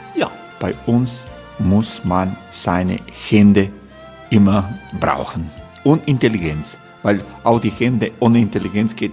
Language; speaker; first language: German; non-native, fluent; Croatian